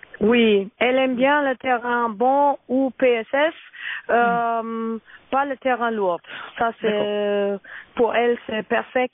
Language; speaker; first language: French; non-native, learner; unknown